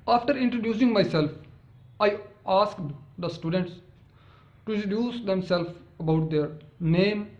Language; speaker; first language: English; non-native, local second language; Urdu